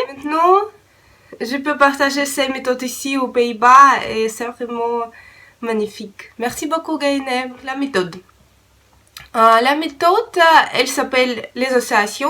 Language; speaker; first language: French; non-native, learner; Russian